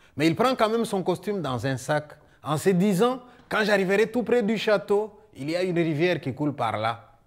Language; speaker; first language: French; non-native, local second language; Luba-Lulua